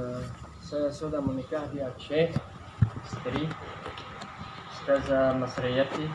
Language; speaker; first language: Indonesian; non-native, learner; Arabic